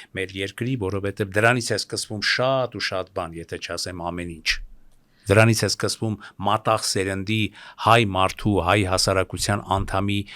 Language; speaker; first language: Armenian; native; Armenian